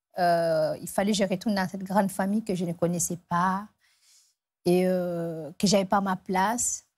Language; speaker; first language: French; non-native, local second language; Fula